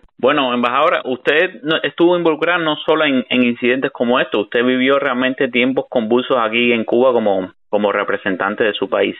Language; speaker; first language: Spanish; native; Spanish